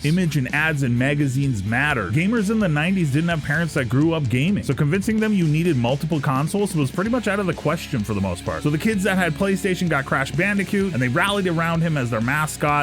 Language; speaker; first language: English; native; English